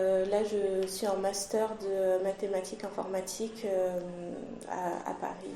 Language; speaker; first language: French; early bilingual, other home language; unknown